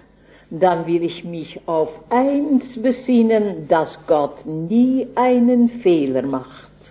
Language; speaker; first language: German; non-native, fluent; Dutch